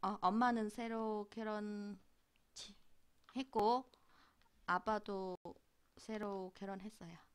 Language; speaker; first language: Korean; non-native, learner; Vietnamese